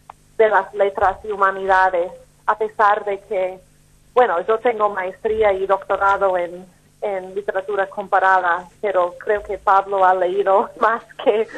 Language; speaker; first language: Spanish; non-native, fluent; English